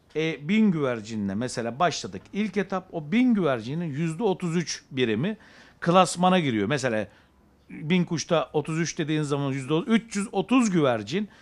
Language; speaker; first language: Turkish; native; Turkish